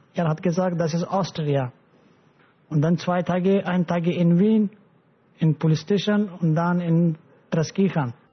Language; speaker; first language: German; non-native, learner; Pashto